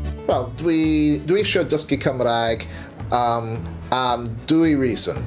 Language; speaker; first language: Welsh; non-native, learner; English